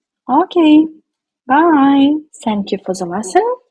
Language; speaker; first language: English; non-native, fluent; Ukrainian